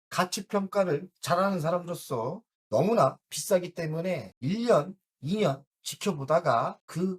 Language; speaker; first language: Korean; native; Korean